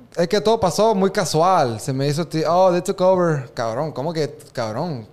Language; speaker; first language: Spanish; early bilingual, heritage; Spanish